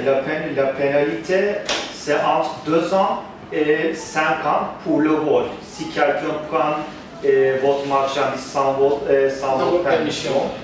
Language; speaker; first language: French; non-native, fluent; Turkish